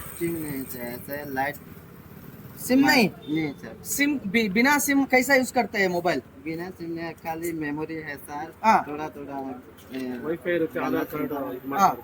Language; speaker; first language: Hindi; non-native, learner; Bangla